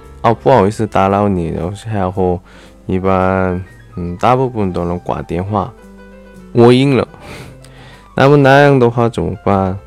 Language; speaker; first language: Chinese; non-native, learner; Korean